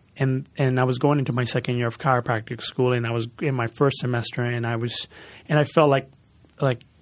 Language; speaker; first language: English; early bilingual, other home language; Spanish